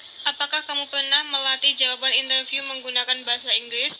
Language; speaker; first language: Indonesian; native; Indonesian